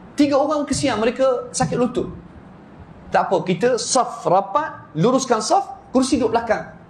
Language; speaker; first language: Malay; non-native, fluent; Arabic